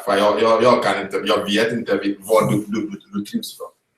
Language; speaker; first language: Swedish; non-native, fluent; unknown